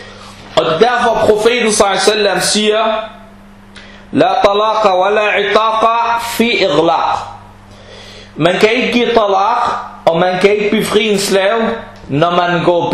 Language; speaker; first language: Danish; early bilingual, other home language; Arabic